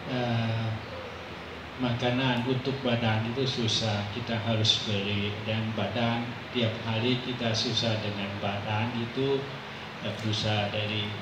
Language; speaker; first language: Indonesian; non-native, fluent; Thai